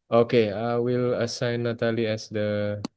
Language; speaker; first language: English; non-native, fluent; Indonesian